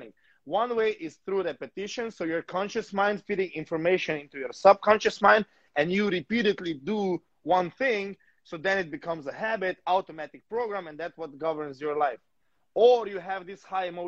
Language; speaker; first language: English; non-native, fluent; Slovenian